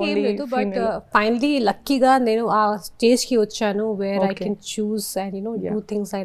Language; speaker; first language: Telugu; non-native, local second language; Hindi